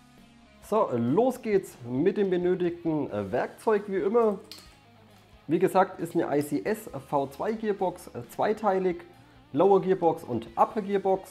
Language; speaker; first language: German; native; German